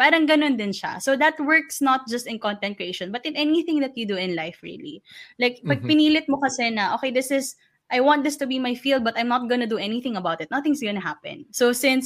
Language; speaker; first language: English; non-native, local second language; Filipino